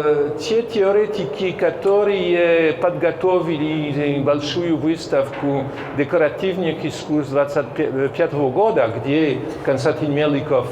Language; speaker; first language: Russian; non-native, fluent; French